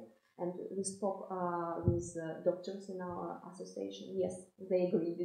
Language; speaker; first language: English; non-native, fluent; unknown